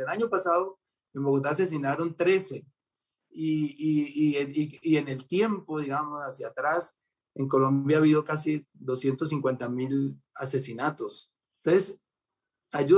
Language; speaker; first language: Spanish; native; Spanish